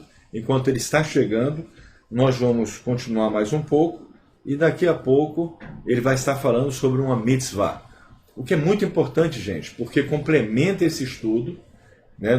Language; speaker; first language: Portuguese; native; Portuguese